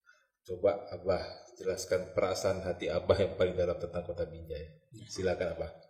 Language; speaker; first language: Indonesian; native; Indonesian